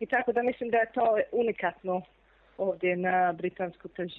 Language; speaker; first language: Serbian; non-native, fluent; English